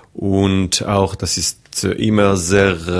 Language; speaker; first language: German; non-native, fluent; French